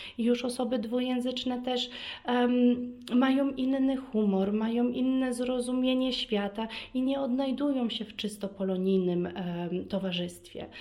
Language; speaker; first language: Polish; early bilingual, heritage; Polish